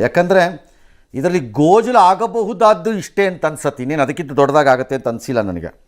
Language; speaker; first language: Kannada; native; Kannada